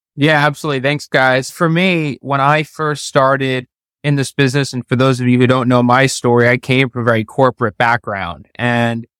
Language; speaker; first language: English; native; English